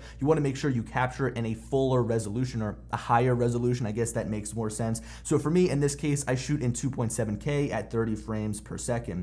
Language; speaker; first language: English; native; English